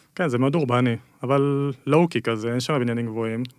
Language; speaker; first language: Hebrew; early bilingual, other home language; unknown